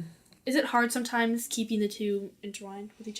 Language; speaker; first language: English; native; English